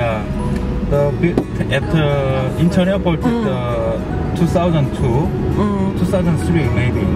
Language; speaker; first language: English; non-native, learner; Korean